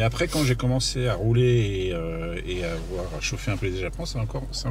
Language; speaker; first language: French; native; French